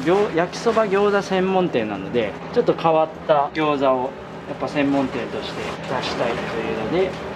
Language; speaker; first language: Japanese; native; Japanese